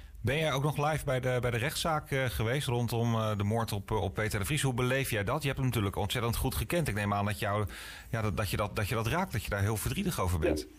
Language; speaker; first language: Dutch; native; Dutch